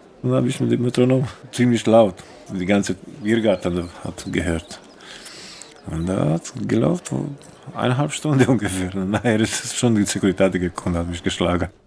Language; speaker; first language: German; non-native, fluent; Romanian